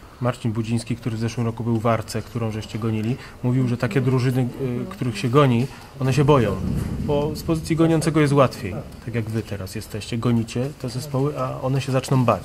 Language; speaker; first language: Polish; native; Polish